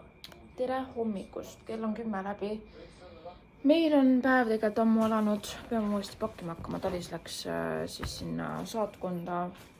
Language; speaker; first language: Estonian; native; Estonian